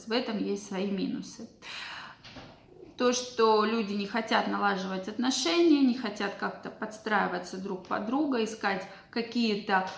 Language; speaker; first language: Russian; native; Russian